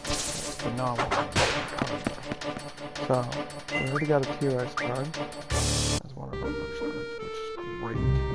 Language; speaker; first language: English; native; English